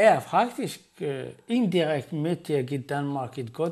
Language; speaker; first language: Danish; non-native, fluent; Arabic